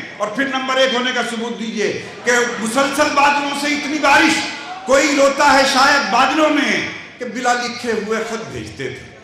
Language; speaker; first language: Urdu; native; Urdu